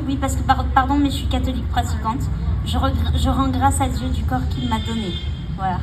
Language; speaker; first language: French; native; French